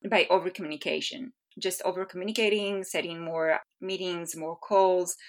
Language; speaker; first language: English; non-native, fluent; Hebrew